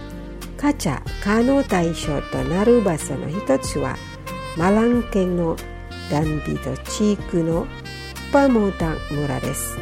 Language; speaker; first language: Japanese; non-native, fluent; Indonesian